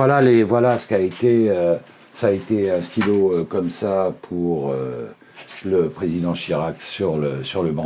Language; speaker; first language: French; native; French